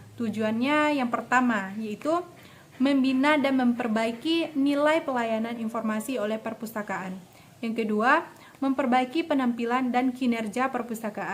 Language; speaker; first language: Indonesian; native; Indonesian